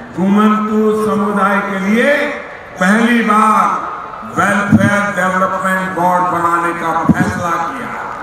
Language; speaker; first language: Hindi; non-native, local second language; Gujarati